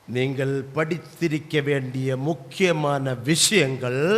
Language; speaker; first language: Tamil; non-native, local second language; Malayalam